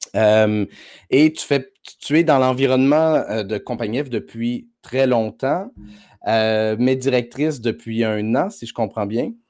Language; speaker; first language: French; native; French